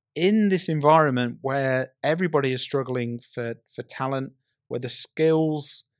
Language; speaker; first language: English; native; English